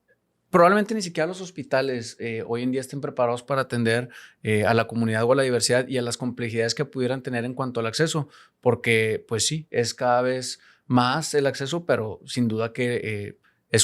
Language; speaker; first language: Spanish; native; Spanish